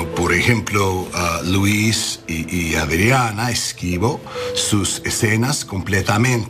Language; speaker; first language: Spanish; non-native, learner; English